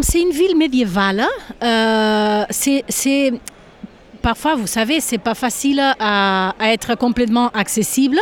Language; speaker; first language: French; non-native, fluent; Catalan